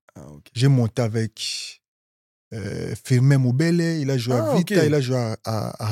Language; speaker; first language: French; non-native, local second language; Lingala